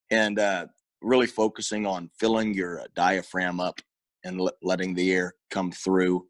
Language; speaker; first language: English; native; English